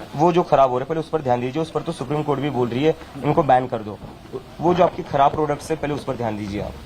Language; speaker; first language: Hindi; non-native, local second language; Marathi